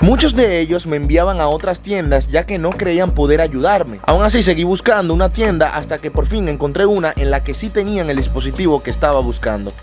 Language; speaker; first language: Spanish; native; Spanish